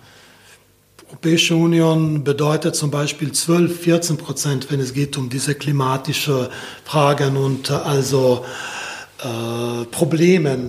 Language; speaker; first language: German; non-native, fluent; Slovenian